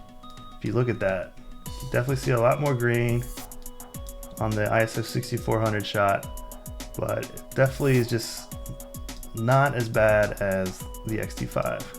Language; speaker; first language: English; native; English